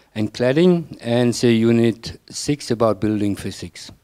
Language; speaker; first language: English; non-native, fluent; German